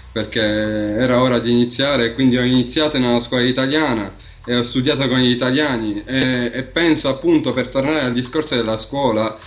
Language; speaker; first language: Italian; early bilingual, other home language; Arabic